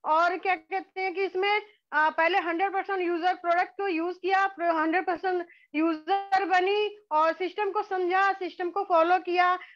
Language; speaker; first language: Hindi; native; Hindi